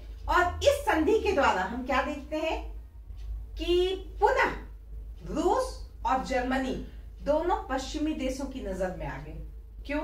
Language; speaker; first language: Hindi; native; Hindi